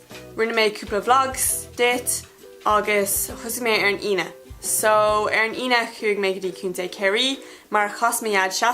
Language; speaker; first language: Irish; non-native, local second language; English